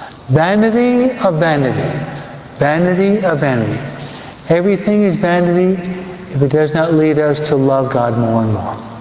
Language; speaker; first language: English; native; English